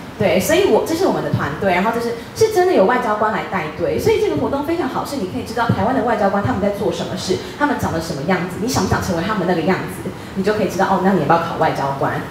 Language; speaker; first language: Chinese; native; Chinese